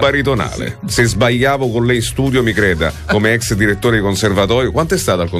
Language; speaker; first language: Italian; native; Italian